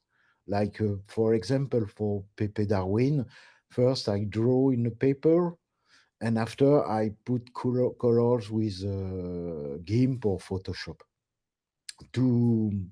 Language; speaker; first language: English; non-native, learner; French